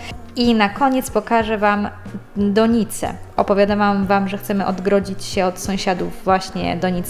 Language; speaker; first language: Polish; native; Polish